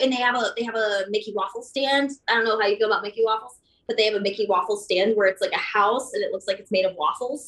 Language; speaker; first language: English; native; English